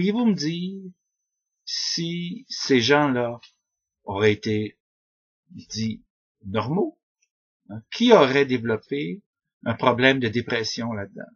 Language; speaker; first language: French; native; French